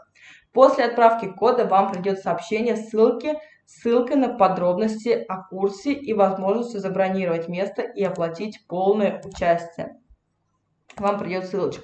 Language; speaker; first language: Russian; native; Russian